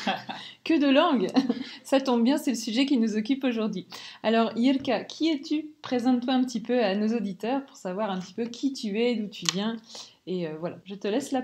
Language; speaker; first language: French; native; French